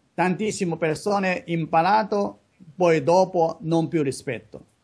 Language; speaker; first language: Italian; non-native, fluent; Chinese